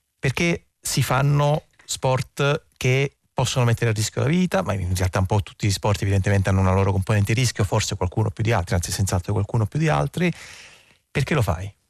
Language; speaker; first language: Italian; native; Italian